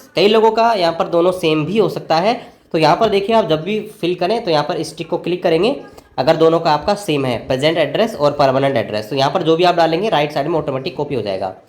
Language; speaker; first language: Hindi; native; Hindi